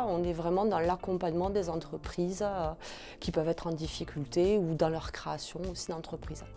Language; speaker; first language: French; native; French